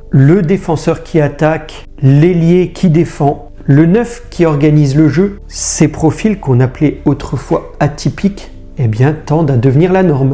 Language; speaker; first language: French; native; French